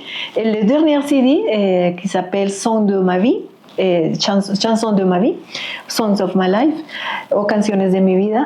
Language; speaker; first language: French; non-native, fluent; Spanish